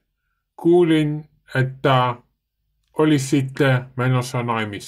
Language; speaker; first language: Finnish; non-native, learner; Dutch